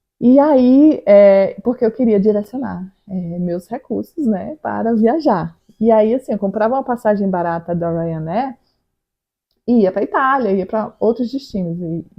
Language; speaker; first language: Portuguese; native; Portuguese